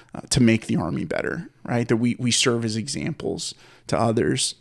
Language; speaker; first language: English; native; English